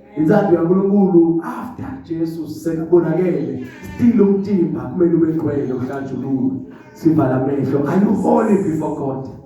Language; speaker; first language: Zulu; non-native, local second language; Swati